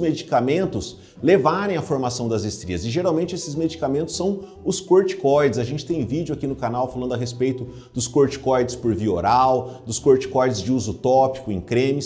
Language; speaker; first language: Portuguese; native; Portuguese